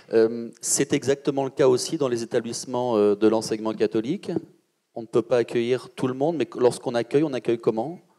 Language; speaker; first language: French; native; French